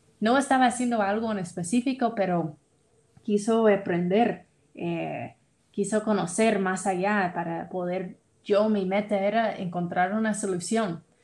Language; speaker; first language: Spanish; non-native, fluent; English